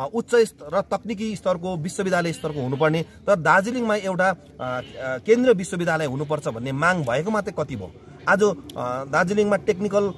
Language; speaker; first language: Nepali; native; Nepali